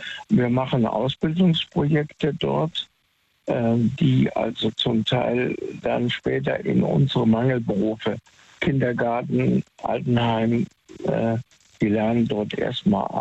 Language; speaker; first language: German; native; German